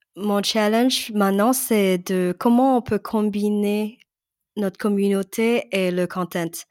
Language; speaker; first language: French; early bilingual, other home language; Cantonese